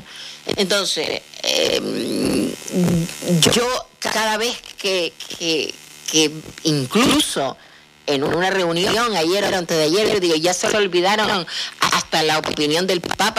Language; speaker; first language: Spanish; native; Spanish